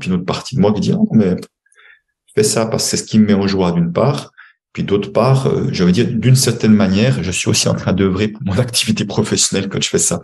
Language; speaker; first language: French; native; French